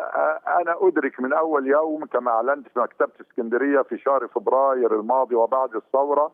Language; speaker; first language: Arabic; native; Arabic